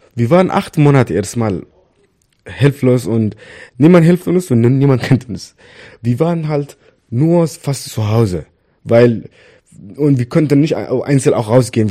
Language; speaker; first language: German; non-native, fluent; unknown